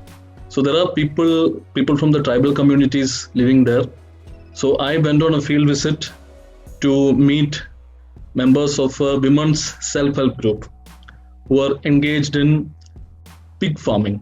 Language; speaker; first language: English; non-native, local second language; Malayalam